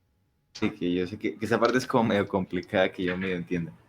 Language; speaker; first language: Spanish; native; Spanish